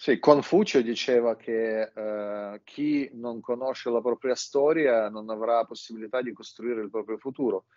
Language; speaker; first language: Italian; non-native, fluent; Russian